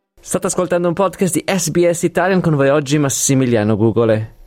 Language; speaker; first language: Italian; native; Italian